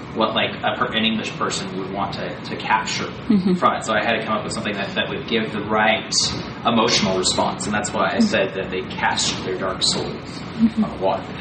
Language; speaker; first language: English; native; English